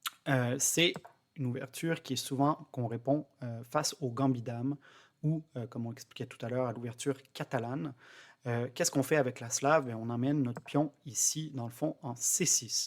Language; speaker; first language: French; native; French